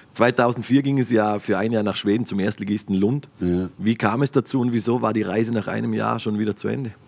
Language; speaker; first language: German; native; German